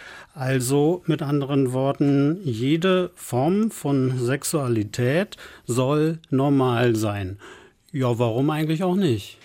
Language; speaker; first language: German; native; German